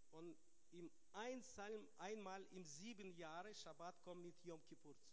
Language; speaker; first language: German; non-native, learner; Russian